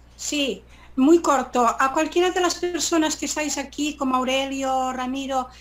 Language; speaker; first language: Spanish; native; Spanish